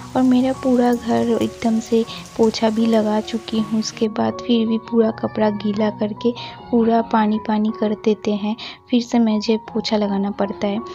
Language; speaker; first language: Hindi; non-native, local second language; Bangla